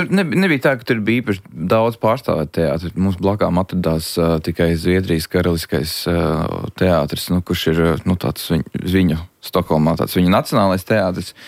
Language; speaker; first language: Latvian; native; Latvian